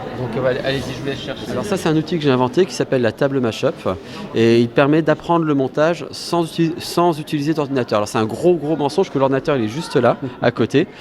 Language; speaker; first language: French; native; French